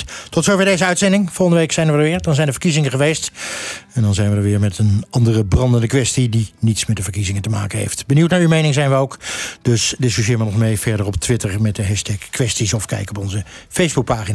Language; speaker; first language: Dutch; native; Dutch